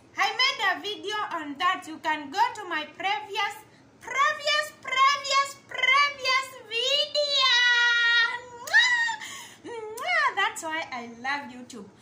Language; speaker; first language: English; non-native, local second language; Kamba